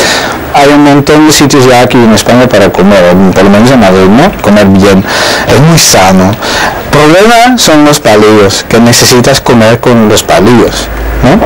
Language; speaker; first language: Spanish; non-native, fluent; Dutch